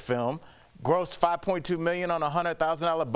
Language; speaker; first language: English; native; English